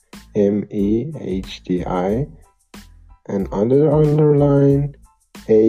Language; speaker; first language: English; non-native, learner; Persian